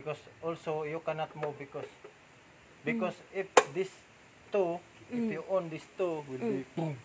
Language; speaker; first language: English; non-native, local second language; Cebuano